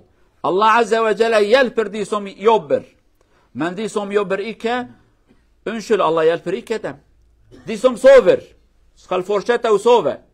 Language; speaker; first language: Norwegian; non-native, learner; Kurdish